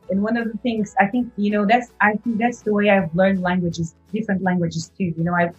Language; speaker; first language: English; non-native, fluent; Portuguese